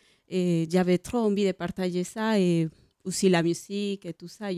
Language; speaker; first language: French; non-native, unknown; Spanish